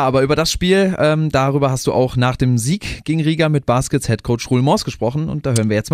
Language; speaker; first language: German; native; German